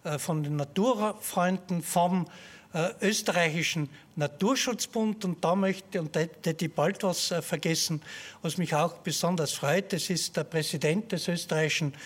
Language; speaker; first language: German; native; German